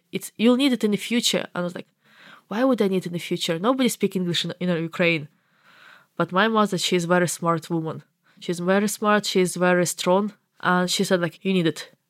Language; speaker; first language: English; non-native, fluent; Ukrainian